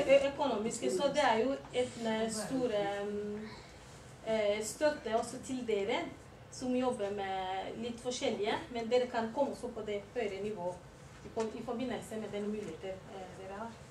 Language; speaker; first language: Norwegian; non-native, learner; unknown